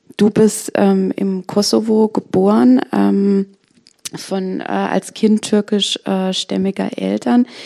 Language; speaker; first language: German; native; German